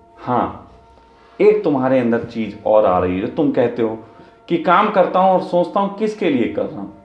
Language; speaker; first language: Hindi; native; Hindi